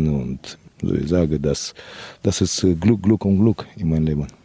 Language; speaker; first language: German; non-native, fluent; Russian